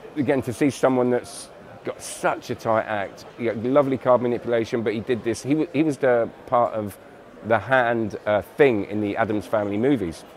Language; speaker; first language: English; native; English